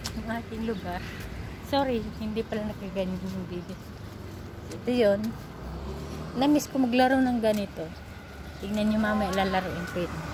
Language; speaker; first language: Filipino; non-native, local second language; Iloko